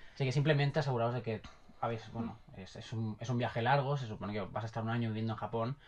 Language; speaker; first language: Spanish; native; Spanish